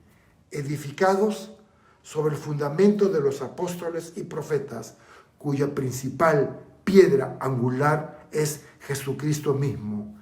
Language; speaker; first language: Spanish; native; Spanish